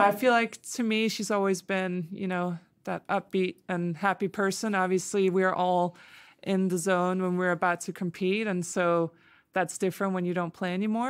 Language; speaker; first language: English; non-native, fluent; Danish